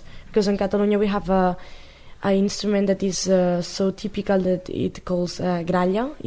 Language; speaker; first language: English; non-native, learner; Catalan